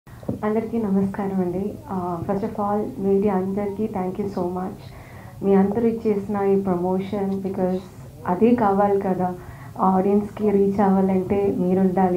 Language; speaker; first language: Telugu; non-native, learner; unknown